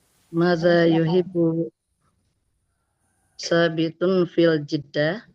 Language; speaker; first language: Arabic; non-native, learner; Indonesian